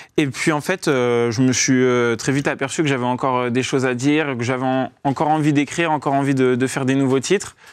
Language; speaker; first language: French; native; French